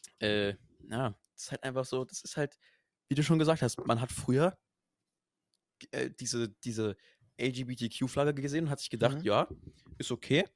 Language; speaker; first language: German; native; German